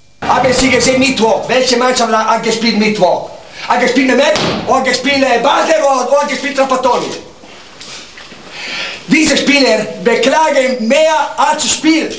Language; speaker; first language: German; non-native, learner; Italian